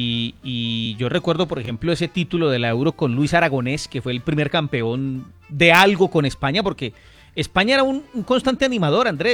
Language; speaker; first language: Spanish; native; Spanish